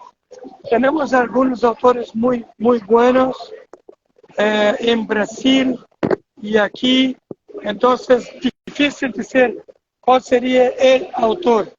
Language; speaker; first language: Spanish; non-native, fluent; Portuguese